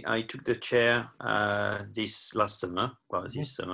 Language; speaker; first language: English; non-native, fluent; French